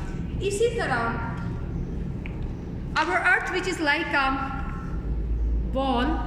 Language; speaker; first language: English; non-native, local second language; Urdu